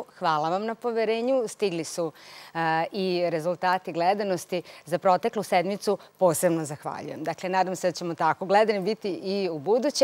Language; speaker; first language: Serbian; native; Serbian